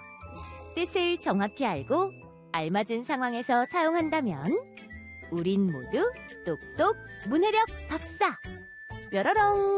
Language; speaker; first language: Korean; native; Korean